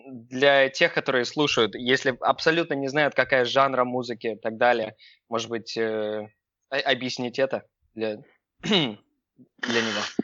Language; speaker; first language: Russian; early bilingual, heritage; Russian